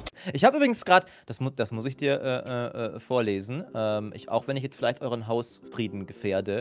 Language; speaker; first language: German; native; German